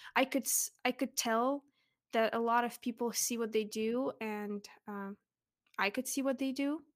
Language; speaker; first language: English; early bilingual, other home language; Russian